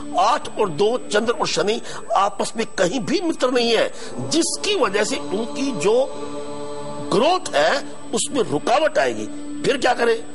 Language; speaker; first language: Hindi; native; Hindi